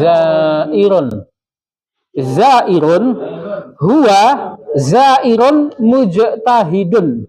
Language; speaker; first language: Arabic; non-native, fluent; Indonesian